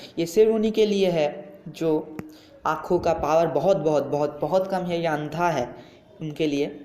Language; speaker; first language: Hindi; non-native, local second language; Bangla